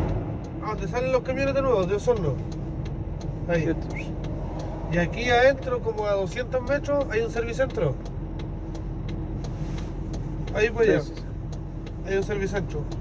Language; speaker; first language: Spanish; native; Spanish